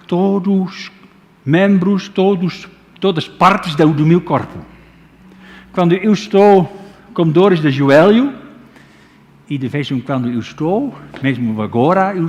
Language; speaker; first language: Portuguese; non-native, fluent; Dutch